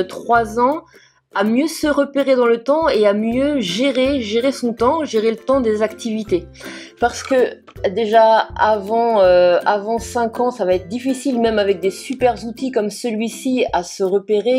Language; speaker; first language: French; native; French